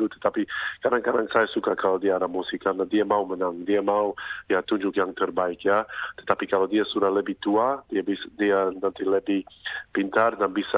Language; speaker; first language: Indonesian; non-native, fluent; English